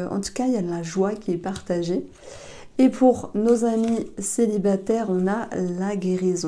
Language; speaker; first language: French; native; French